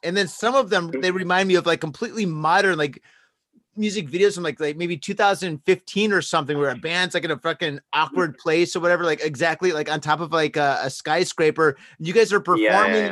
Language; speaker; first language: English; native; English